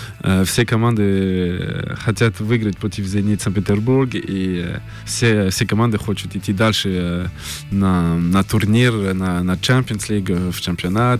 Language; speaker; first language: Russian; early bilingual, heritage; French